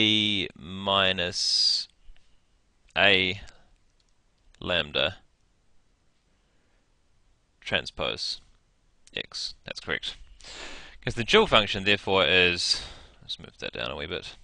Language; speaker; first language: English; native; English